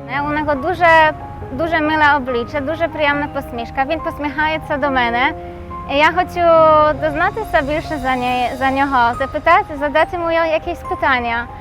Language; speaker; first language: Ukrainian; non-native, learner; Polish